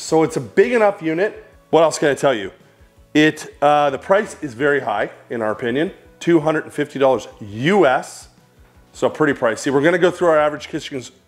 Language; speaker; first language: English; native; English